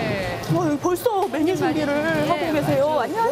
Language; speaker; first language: Korean; native; Korean